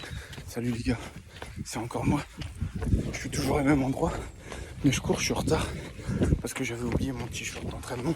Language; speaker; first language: French; native; French